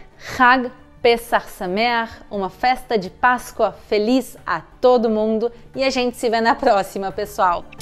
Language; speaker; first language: Portuguese; native; Portuguese